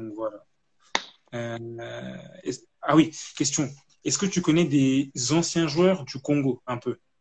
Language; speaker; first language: French; native; French